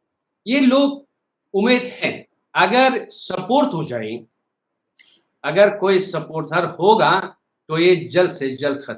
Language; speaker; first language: Hindi; non-native, learner; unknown